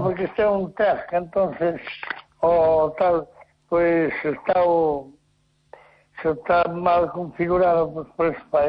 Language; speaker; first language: Spanish; non-native, local second language; Galician